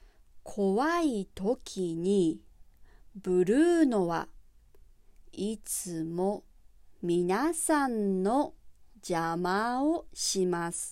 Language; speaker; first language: Japanese; native; Japanese